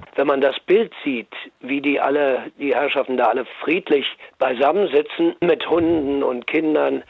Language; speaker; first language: German; native; German